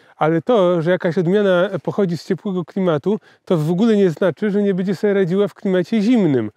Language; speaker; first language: Polish; native; Polish